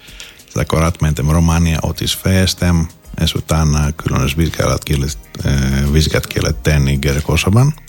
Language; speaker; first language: Hungarian; non-native, fluent; Greek